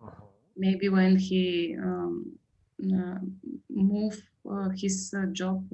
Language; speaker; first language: English; non-native, learner; Bulgarian